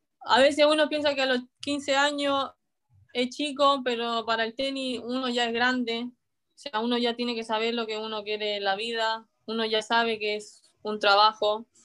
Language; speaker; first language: Spanish; native; Spanish